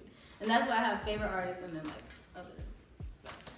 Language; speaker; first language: English; native; English